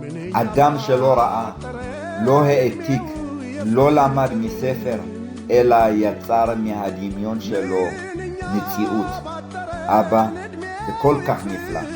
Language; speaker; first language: Hebrew; early bilingual, other home language; Amharic